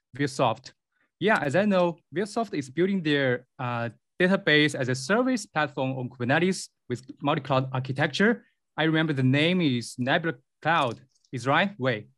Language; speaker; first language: English; non-native, fluent; Chinese